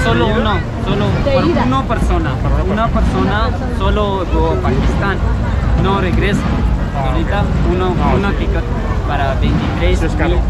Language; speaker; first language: Spanish; non-native, learner; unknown